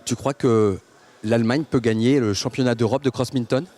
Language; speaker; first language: French; native; French